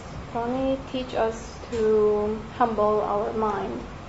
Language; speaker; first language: English; non-native, fluent; Romanian